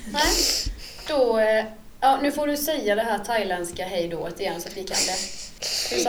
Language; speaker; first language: Swedish; native; Swedish